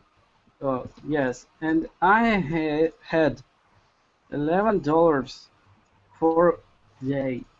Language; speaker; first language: English; non-native, learner; Russian